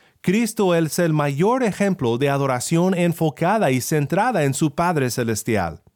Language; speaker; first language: Spanish; non-native, fluent; English